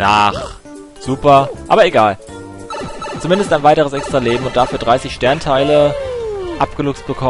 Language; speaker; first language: German; native; German